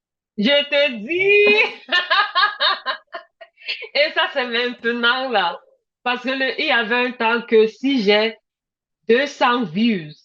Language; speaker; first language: French; non-native, learner; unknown